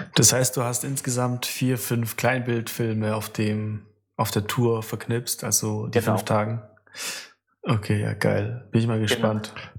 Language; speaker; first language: German; non-native, fluent; Russian